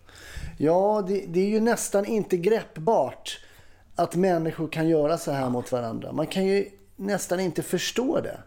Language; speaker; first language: Swedish; native; Swedish